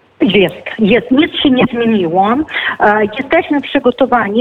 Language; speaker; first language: Polish; non-native, fluent; Ukrainian